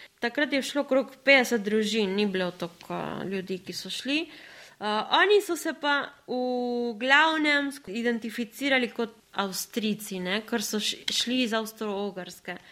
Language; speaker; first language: Slovenian; early bilingual, other home language; Spanish